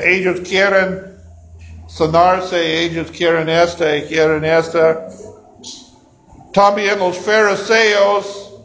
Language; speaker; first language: Spanish; non-native, learner; English